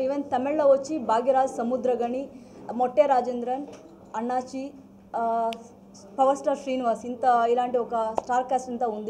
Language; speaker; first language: Telugu; non-native, fluent; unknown